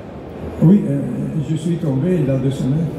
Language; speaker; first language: French; non-native, learner; Italian